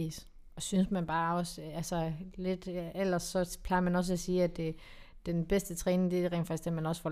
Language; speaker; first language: Danish; native; Danish